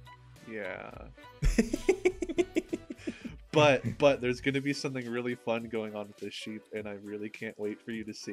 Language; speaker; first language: English; native; English